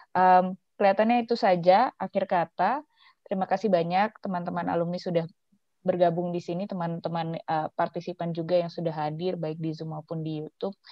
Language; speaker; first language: Indonesian; native; Indonesian